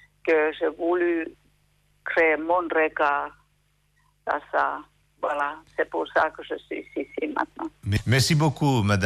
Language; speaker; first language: French; non-native, fluent; Finnish